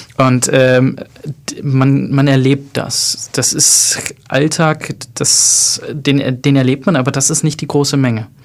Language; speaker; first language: German; native; German